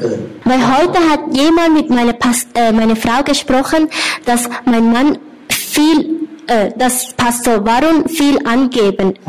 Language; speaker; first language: German; non-native, learner; Thai